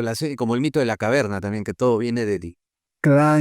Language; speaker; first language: Spanish; native; Spanish